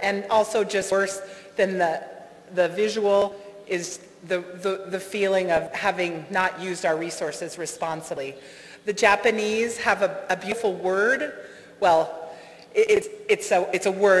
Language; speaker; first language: English; native; English